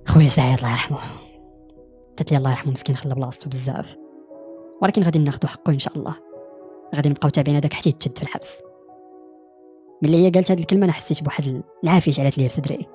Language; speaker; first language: Arabic; native; Arabic